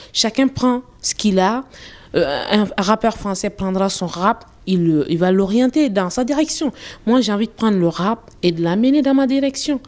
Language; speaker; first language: French; non-native, local second language; Bambara